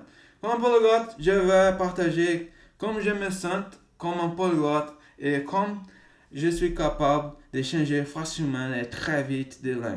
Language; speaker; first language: French; non-native, learner; Portuguese